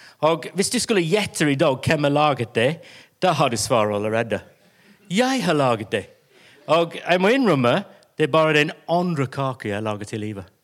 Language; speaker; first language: Norwegian; non-native, fluent; English